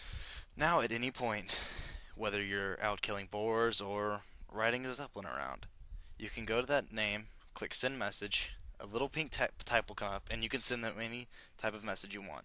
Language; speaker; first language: English; native; English